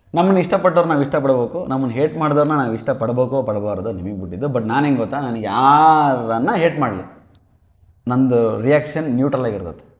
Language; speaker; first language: Kannada; native; Kannada